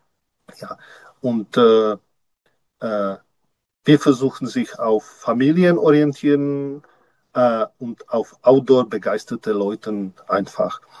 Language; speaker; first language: German; non-native, learner; Czech